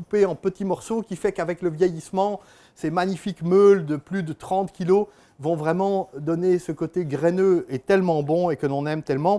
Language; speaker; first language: French; native; French